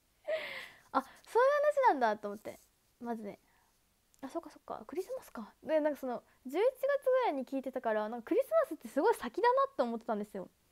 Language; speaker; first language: Japanese; native; Japanese